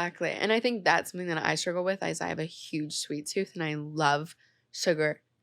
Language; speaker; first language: English; native; English